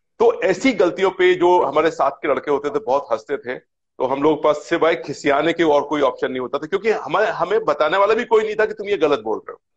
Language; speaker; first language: Hindi; native; Hindi